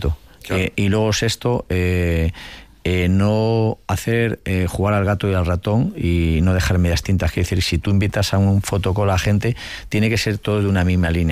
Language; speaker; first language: Spanish; native; Spanish